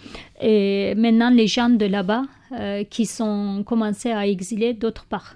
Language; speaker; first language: French; non-native, learner; Kurdish